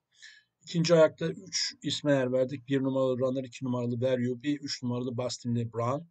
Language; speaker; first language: Turkish; native; Turkish